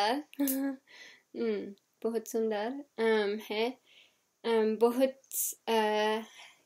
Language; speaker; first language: Hindi; non-native, learner; English